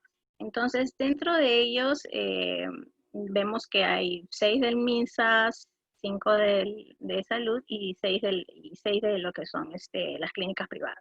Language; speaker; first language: Spanish; native; Spanish